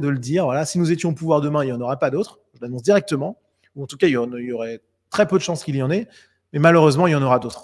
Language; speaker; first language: French; native; French